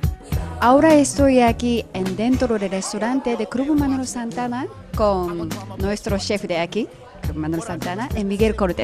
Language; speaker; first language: Spanish; non-native, fluent; Japanese